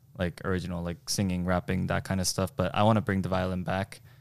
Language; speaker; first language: English; early bilingual, other home language; Korean